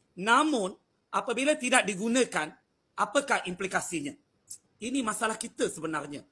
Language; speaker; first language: Malay; native; Malay